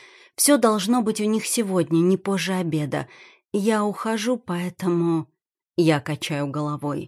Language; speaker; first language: Russian; native; Russian